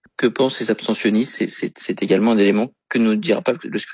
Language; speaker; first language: French; native; French